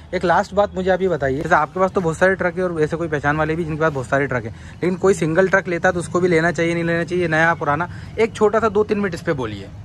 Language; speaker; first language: Hindi; native; Hindi